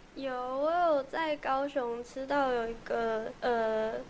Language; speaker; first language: Chinese; non-native, local second language; Cantonese